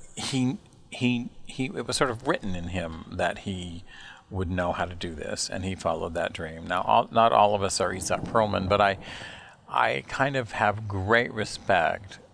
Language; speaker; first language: English; native; English